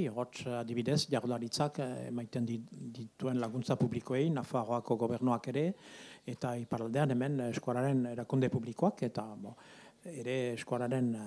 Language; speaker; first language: Basque; native; Basque